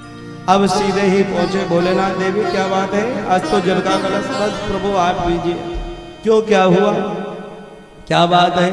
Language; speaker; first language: Hindi; native; Hindi